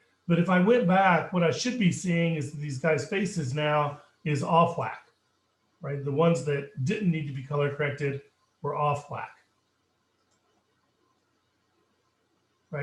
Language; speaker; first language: English; native; English